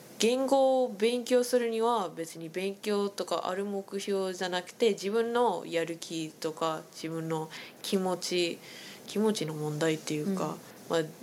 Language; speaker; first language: Japanese; non-native, fluent; English